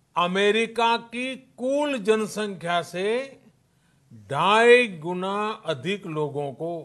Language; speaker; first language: Hindi; non-native, local second language; Gujarati